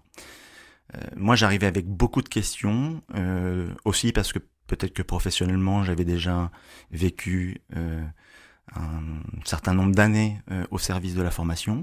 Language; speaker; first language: French; native; French